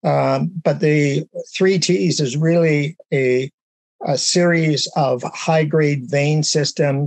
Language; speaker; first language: English; native; English